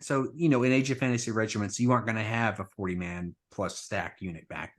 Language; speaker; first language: English; native; English